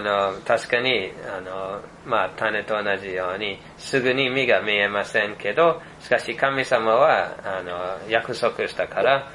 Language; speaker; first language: Japanese; non-native, fluent; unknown